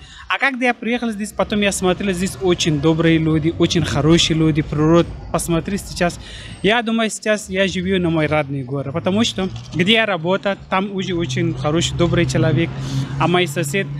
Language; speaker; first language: Russian; non-native, learner; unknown